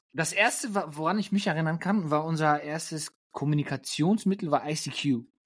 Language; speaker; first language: German; early bilingual, other home language; Polish